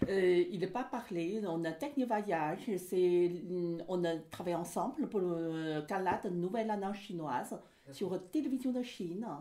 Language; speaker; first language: French; non-native, learner; Chinese